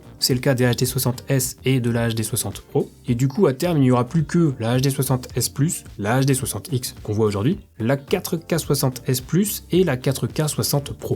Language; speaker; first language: French; native; French